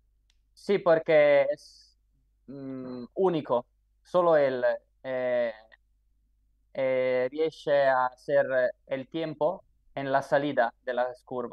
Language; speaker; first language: Spanish; non-native, fluent; Italian